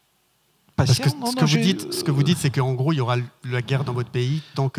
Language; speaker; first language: French; native; French